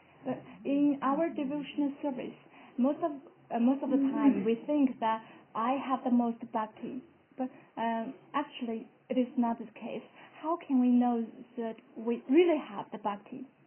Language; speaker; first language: English; non-native, fluent; Chinese